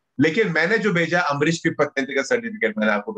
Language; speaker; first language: Hindi; native; Hindi